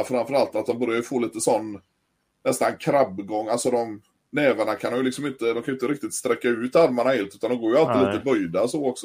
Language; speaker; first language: Swedish; native; Swedish